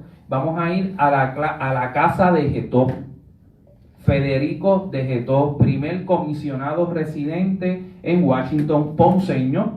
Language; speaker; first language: Spanish; native; Spanish